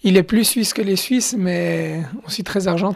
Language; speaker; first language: French; native; French